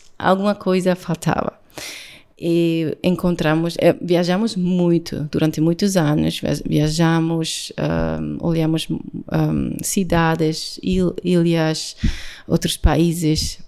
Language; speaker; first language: Portuguese; non-native, learner; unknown